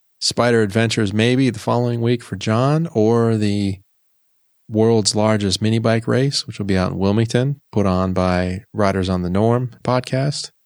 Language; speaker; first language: English; native; English